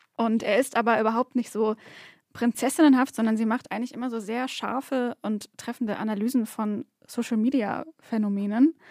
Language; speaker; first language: German; native; German